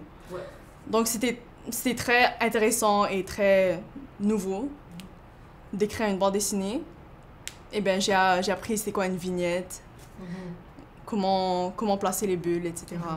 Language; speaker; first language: French; early bilingual, other home language; Chinese